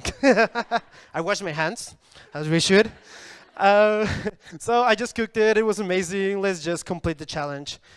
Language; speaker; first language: English; non-native, fluent; Spanish